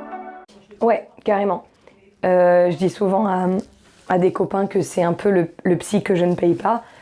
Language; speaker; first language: French; native; French